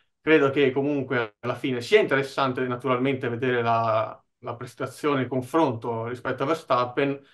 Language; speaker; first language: Italian; native; Italian